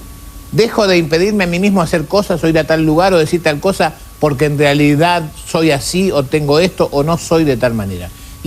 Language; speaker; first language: Spanish; native; Spanish